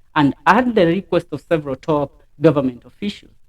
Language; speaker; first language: English; non-native, local second language; Swahili